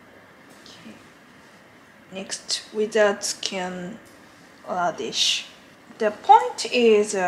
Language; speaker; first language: English; non-native, learner; Japanese